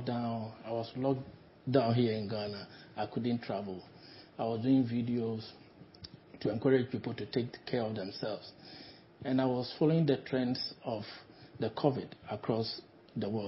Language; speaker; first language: English; non-native, local second language; Akan